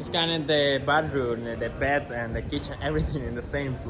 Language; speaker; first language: English; non-native, learner; Spanish